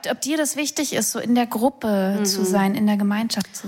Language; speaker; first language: German; native; German